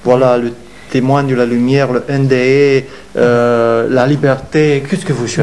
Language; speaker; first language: French; non-native, fluent; Romanian